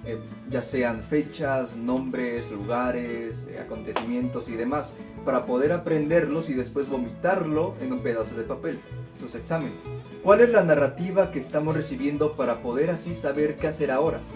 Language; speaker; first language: Spanish; native; Spanish